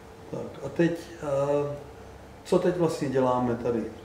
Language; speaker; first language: Czech; native; Czech